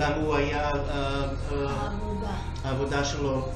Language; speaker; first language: Hebrew; early bilingual, heritage; English